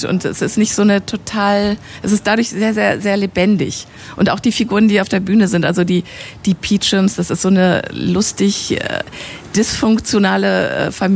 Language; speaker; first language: German; native; German